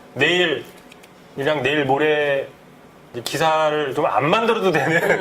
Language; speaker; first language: Korean; native; Korean